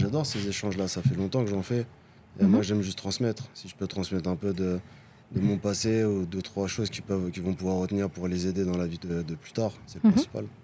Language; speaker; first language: French; native; French